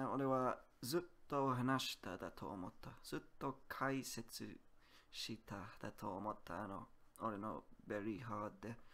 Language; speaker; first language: Japanese; non-native, learner; English